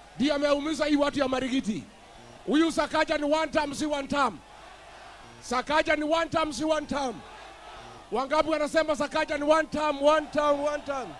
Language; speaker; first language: Swahili; non-native, local second language; Kikuyu